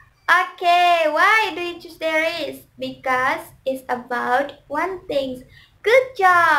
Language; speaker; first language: English; non-native, learner; Indonesian